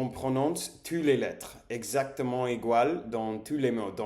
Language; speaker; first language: French; non-native, learner; English